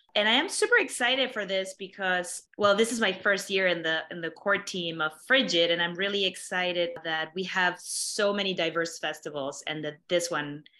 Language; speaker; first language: English; non-native, fluent; Spanish